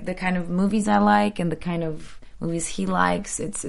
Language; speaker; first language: English; early bilingual, other home language; Polish